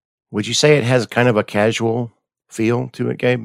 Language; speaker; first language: English; native; English